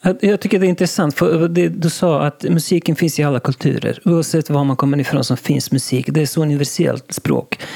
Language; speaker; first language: Swedish; non-native, local second language; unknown